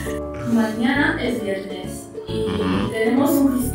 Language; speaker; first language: Spanish; early bilingual, other home language; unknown